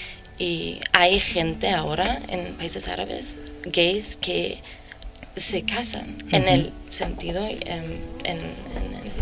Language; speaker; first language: Spanish; non-native, fluent; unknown